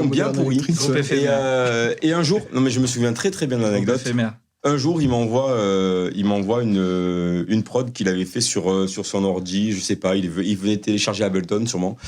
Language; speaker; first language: French; native; French